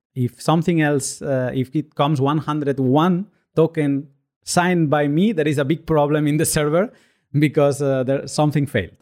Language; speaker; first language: English; non-native, fluent; Spanish